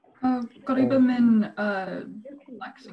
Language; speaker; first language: Arabic; non-native, learner; English